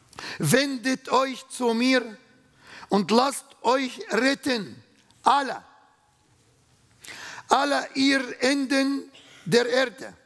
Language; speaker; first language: German; non-native, fluent; Arabic